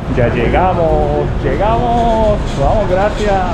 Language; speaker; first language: Spanish; non-native, learner; Japanese